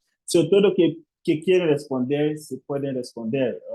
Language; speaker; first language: Spanish; non-native, fluent; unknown